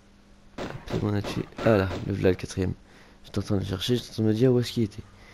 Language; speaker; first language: French; native; French